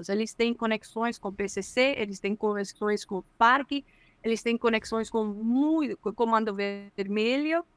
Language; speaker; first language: Portuguese; non-native, fluent; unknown